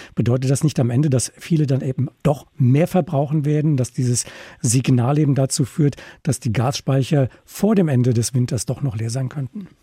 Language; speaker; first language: German; native; German